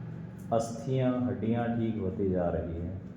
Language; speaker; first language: Hindi; native; Hindi